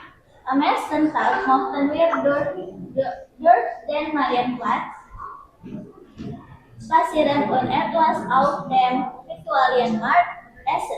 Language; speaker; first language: German; non-native, learner; Indonesian